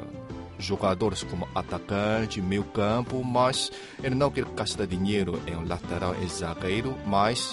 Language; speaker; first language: Portuguese; non-native, fluent; Chinese